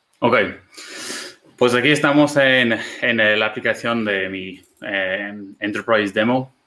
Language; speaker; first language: Spanish; non-native, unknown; English